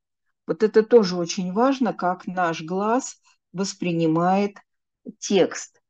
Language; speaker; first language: Russian; native; Russian